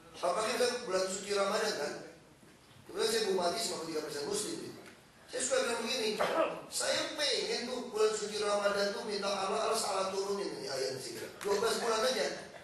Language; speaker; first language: Indonesian; native; Indonesian